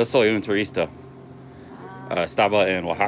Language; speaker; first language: Spanish; non-native, learner; English